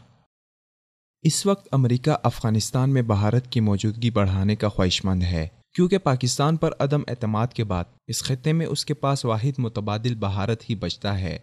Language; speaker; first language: Urdu; native; Urdu